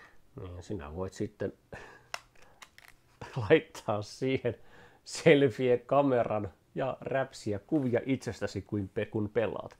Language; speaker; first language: Finnish; native; Finnish